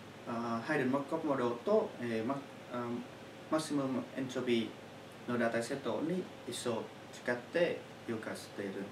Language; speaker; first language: Japanese; non-native, learner; Chinese